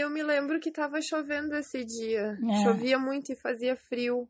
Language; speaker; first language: Portuguese; native; Portuguese